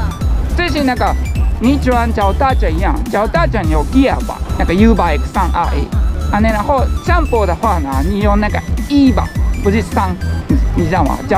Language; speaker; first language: Chinese; non-native, learner; Japanese